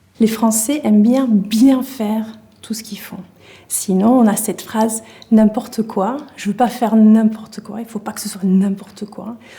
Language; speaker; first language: French; non-native, fluent; English